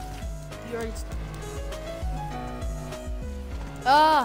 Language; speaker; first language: English; native; English